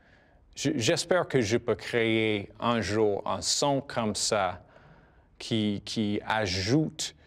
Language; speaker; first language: French; non-native, fluent; English